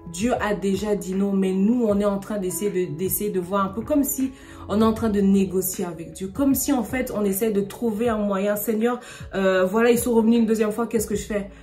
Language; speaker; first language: French; non-native, local second language; Lingala